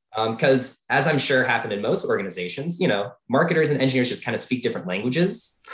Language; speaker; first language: English; native; English